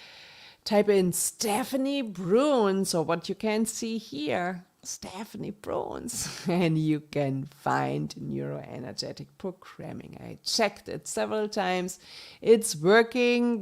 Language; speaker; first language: English; non-native, fluent; German